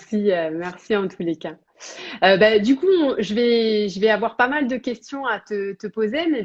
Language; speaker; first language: French; native; French